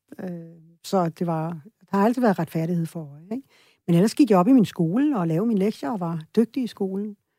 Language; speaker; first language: Danish; early bilingual, other home language; Swedish